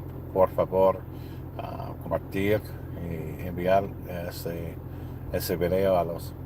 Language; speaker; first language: Spanish; non-native, learner; English